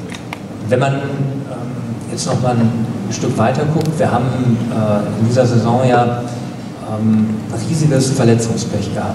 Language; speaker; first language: German; native; German